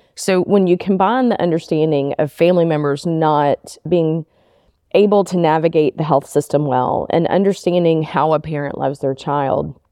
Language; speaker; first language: English; native; English